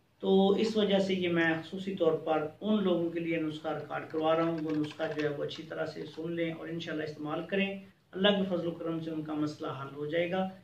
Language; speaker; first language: Urdu; non-native, local second language; Punjabi